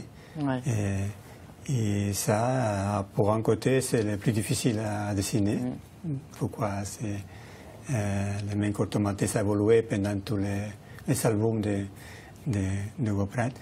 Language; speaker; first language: French; non-native, learner; Spanish